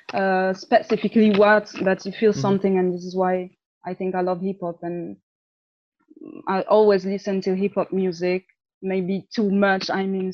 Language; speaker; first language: English; non-native, fluent; French